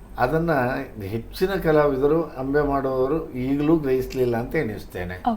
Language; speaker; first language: Kannada; native; Kannada